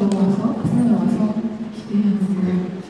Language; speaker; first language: Korean; non-native, fluent; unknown